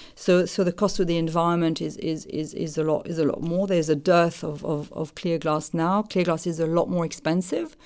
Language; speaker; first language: English; non-native, fluent; French